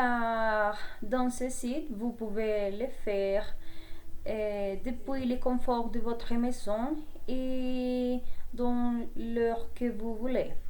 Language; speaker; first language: French; non-native, learner; Spanish